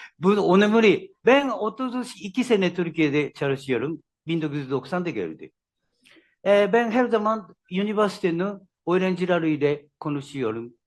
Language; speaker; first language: Turkish; non-native, learner; Japanese